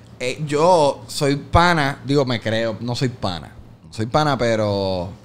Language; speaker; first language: Spanish; native; Spanish